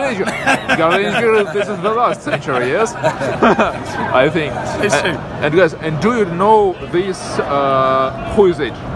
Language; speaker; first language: English; non-native, learner; Russian